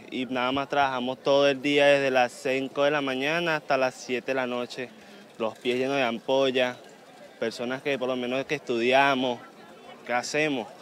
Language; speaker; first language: Spanish; native; Spanish